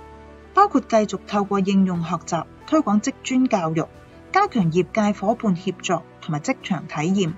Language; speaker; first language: Chinese; non-native, local second language; Cantonese